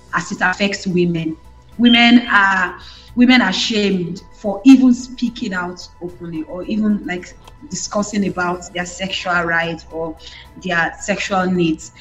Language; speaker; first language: English; non-native, local second language; Bini